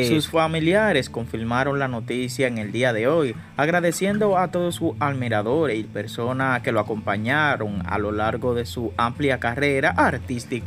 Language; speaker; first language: Spanish; native; Spanish